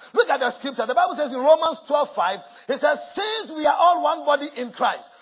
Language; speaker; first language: English; non-native, local second language; Akan